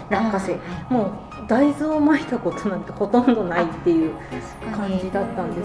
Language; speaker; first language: Japanese; native; Japanese